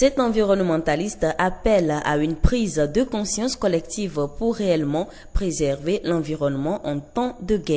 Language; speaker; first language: French; non-native, local second language; Ewe